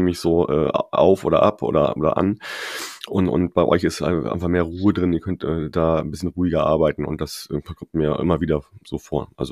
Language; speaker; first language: German; native; German